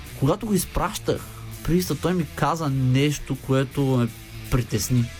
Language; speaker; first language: Bulgarian; native; Bulgarian